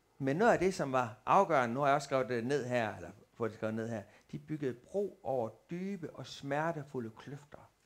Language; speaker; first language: Danish; native; Danish